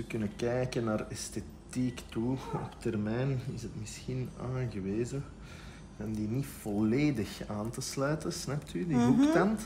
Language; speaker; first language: Dutch; native; Dutch